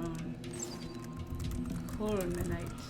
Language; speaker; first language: English; native; English